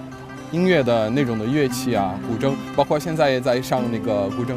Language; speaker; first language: Chinese; non-native, fluent; Portuguese